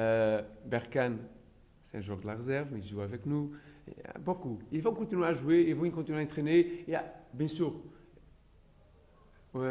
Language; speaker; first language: French; non-native, fluent; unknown